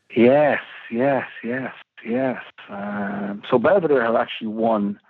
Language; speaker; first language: English; native; English